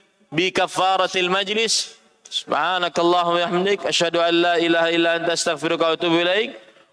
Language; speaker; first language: Arabic; non-native, fluent; Indonesian